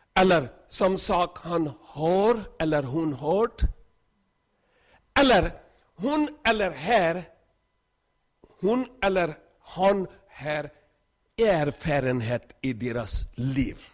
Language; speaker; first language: Swedish; non-native, learner; Urdu